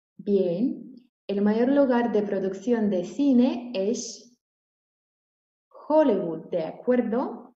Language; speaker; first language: Spanish; non-native, fluent; Russian